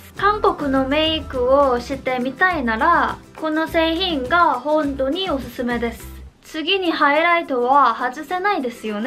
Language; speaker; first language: Japanese; non-native, fluent; Korean